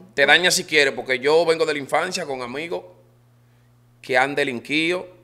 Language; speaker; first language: Spanish; native; Spanish